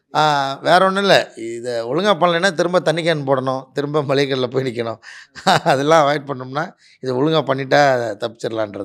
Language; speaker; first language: Tamil; native; Tamil